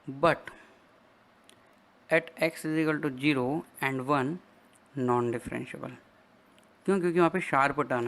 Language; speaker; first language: Hindi; native; Hindi